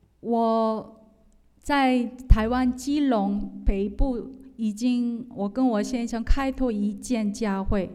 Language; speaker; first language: Chinese; non-native, fluent; Korean